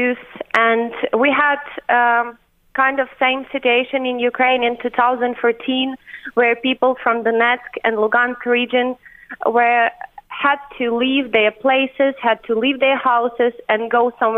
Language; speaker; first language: English; non-native, fluent; Ukrainian